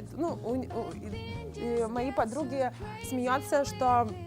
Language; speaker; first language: Russian; non-native, fluent; Lithuanian